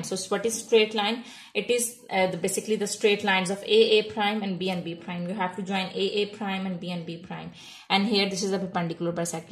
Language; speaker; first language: English; non-native, local second language; Urdu